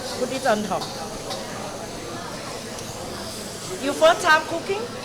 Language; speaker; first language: English; non-native, learner; Thai